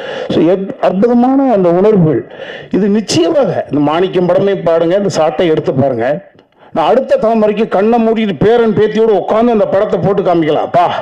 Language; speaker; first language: Tamil; native; Tamil